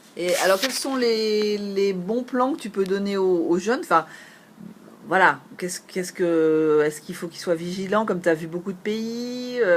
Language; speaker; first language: French; native; French